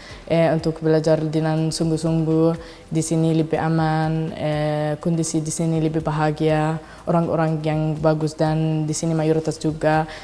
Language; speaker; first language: Indonesian; non-native, learner; Arabic